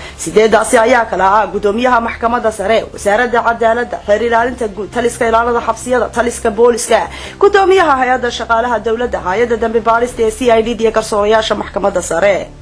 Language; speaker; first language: Somali; native; Somali